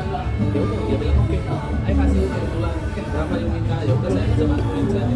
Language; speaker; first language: Indonesian; non-native, learner; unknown